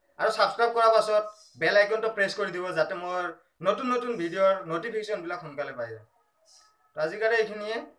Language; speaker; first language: Assamese; non-native, local second language; Rangpuri